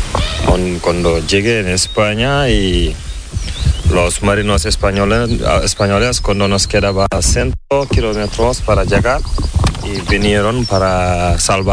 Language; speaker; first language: Spanish; non-native, learner; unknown